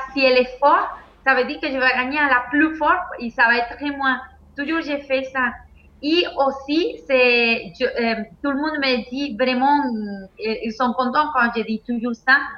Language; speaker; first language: French; non-native, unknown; Spanish